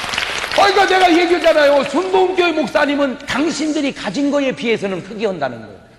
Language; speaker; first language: Korean; native; Korean